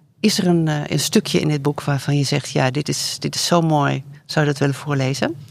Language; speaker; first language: Dutch; native; Dutch